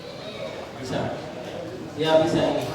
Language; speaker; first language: Indonesian; non-native, learner; Arabic